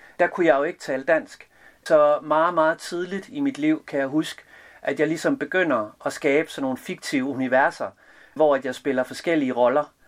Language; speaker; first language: Danish; early bilingual, other home language; Serbian